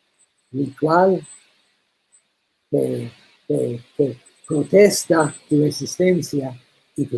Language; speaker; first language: Spanish; non-native, learner; English